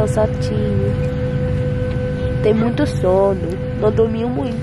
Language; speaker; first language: Portuguese; non-native, learner; Dutch